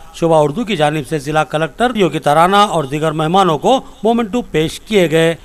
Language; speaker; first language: Urdu; native; Urdu